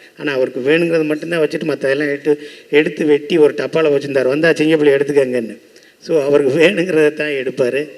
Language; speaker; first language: Tamil; native; Tamil